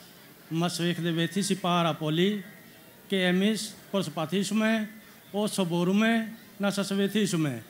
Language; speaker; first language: Greek; non-native, learner; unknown